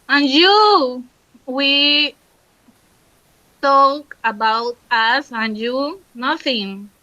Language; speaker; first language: English; non-native, learner; Spanish